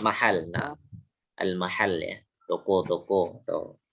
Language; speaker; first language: Arabic; non-native, fluent; Indonesian